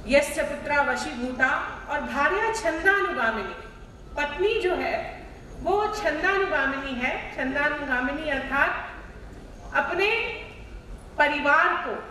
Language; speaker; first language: Hindi; native; Hindi